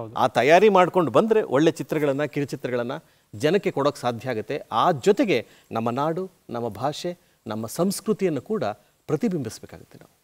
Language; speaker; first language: Kannada; native; Kannada